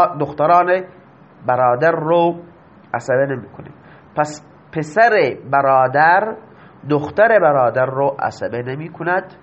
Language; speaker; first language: Persian; non-native, local second language; Baluchi